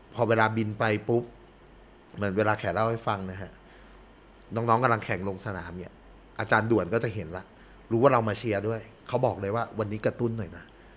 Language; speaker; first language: Thai; early bilingual, heritage; Thai